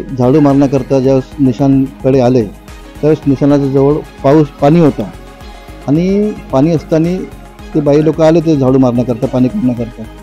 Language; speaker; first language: Marathi; native; Marathi